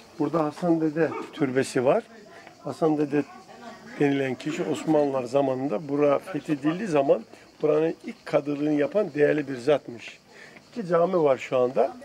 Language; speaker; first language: Turkish; native; Turkish